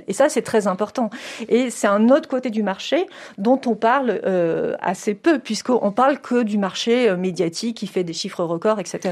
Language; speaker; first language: French; native; French